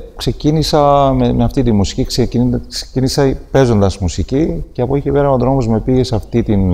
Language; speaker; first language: Greek; non-native, fluent; Armenian